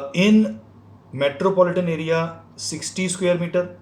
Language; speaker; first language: English; non-native, local second language; Punjabi